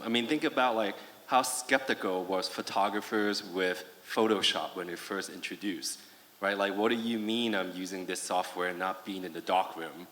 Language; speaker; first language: English; non-native, fluent; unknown